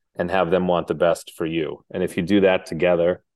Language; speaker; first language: English; native; English